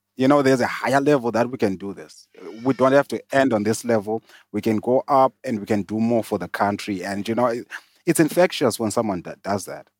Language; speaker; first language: English; non-native, local second language; Shona